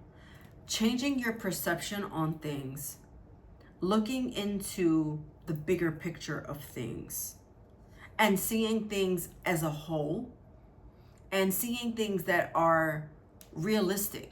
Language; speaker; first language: English; native; English